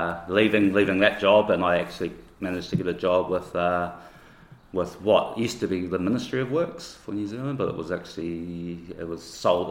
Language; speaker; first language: English; native; English